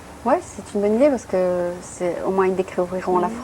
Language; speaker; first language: French; native; French